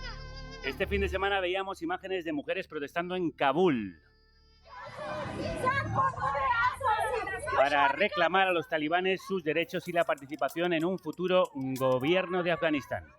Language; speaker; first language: Spanish; native; Spanish